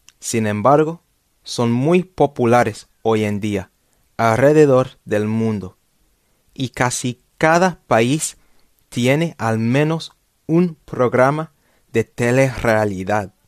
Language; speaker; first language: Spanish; non-native, fluent; English